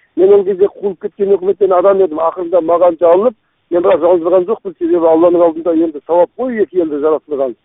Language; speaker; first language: Kazakh; native; Kazakh